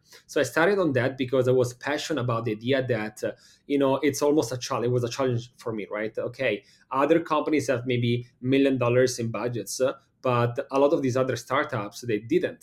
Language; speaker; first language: English; non-native, fluent; Italian